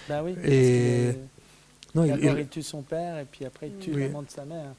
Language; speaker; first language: French; native; French